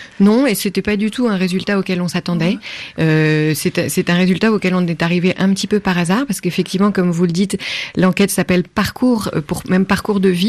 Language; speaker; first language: French; native; French